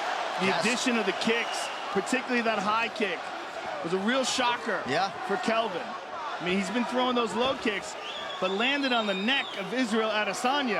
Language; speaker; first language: English; native; English